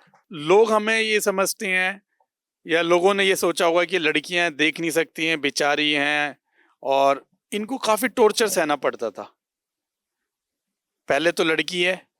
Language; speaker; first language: Hindi; native; Hindi